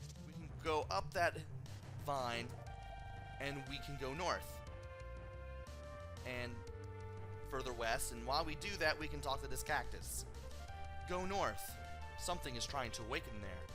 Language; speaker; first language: English; native; English